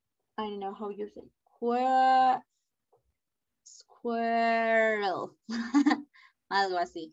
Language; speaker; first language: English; non-native, fluent; Spanish